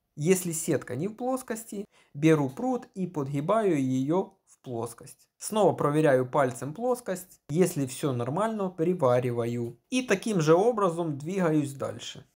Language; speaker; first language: Russian; non-native, local second language; Ukrainian